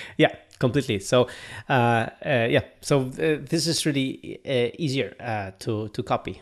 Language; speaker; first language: English; non-native, fluent; Polish